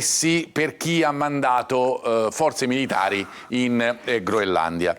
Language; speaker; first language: Italian; native; Italian